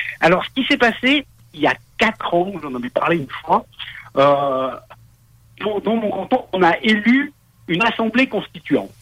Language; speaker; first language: French; native; French